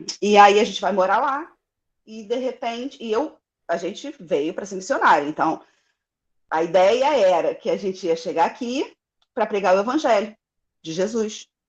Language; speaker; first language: Portuguese; native; Portuguese